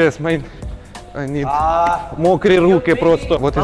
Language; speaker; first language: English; non-native, learner; Russian